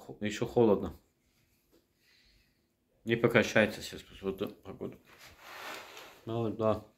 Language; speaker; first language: Russian; non-native, local second language; Azerbaijani